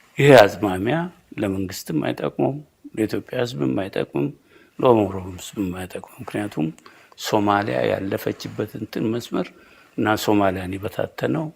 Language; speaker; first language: Amharic; non-native, local second language; Oromo